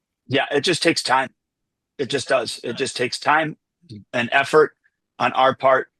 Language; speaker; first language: English; native; English